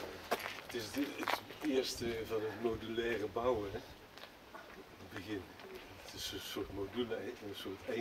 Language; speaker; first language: Dutch; native; Dutch